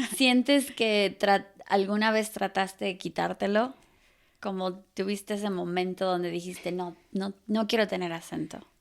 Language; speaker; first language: Spanish; early bilingual, other home language; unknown